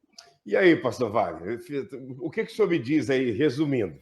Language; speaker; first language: Portuguese; native; Portuguese